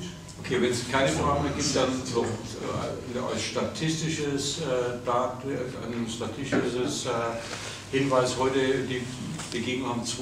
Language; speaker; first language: German; native; German